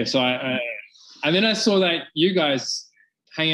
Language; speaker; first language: English; native; English